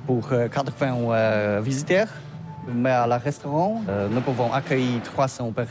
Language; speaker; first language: French; non-native, learner; Polish